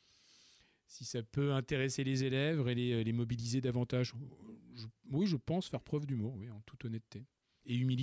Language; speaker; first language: French; native; French